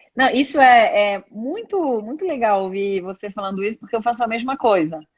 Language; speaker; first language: Portuguese; native; Portuguese